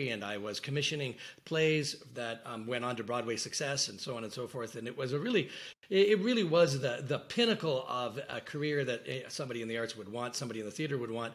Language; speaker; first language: English; native; English